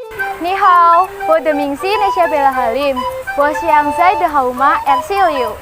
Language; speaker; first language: Chinese; non-native, learner; Indonesian